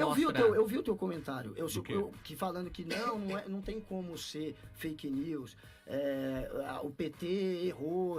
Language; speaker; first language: Portuguese; native; Portuguese